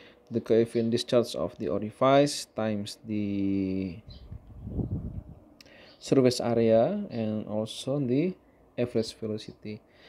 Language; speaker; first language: English; non-native, fluent; Indonesian